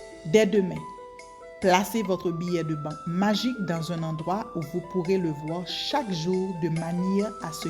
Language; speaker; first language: French; native; French